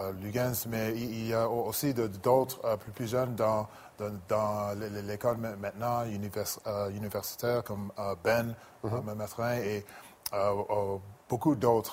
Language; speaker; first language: French; non-native, local second language; English